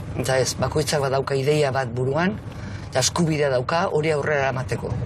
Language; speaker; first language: Basque; early bilingual, heritage; Basque